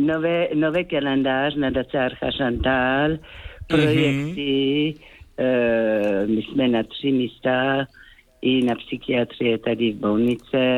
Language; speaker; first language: Czech; non-native, fluent; French